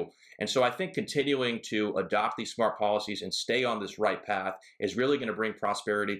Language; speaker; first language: English; native; English